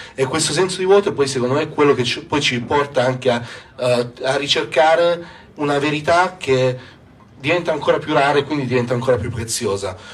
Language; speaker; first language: Italian; native; Italian